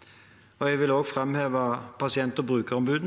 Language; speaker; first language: Norwegian; native; Norwegian